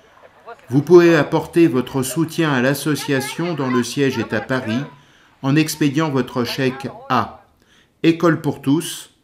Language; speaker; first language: French; native; French